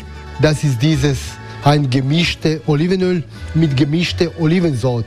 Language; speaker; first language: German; non-native, learner; Croatian